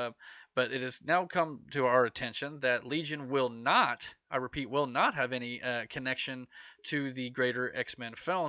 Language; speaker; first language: English; native; English